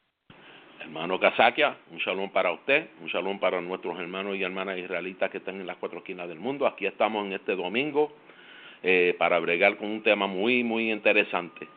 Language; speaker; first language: Spanish; native; Spanish